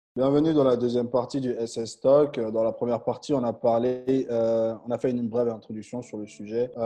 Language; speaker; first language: French; non-native, fluent; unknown